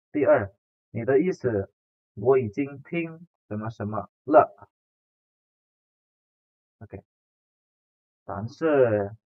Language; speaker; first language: Chinese; non-native, fluent; Indonesian